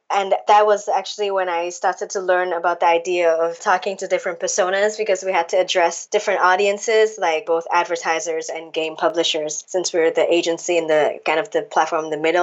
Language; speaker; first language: English; non-native, local second language; Cantonese